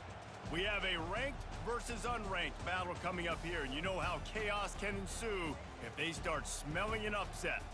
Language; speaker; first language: English; native; English